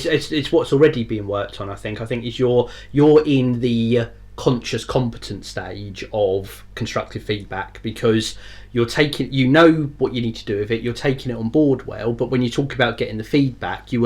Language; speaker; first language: English; native; English